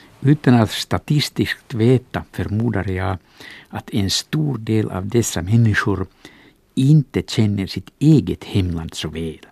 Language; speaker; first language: Swedish; non-native, local second language; Finnish